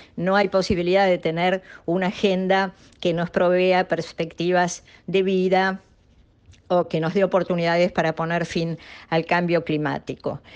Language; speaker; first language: Spanish; native; Spanish